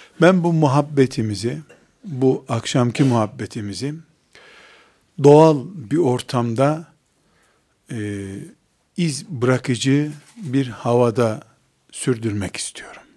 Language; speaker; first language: Turkish; native; Turkish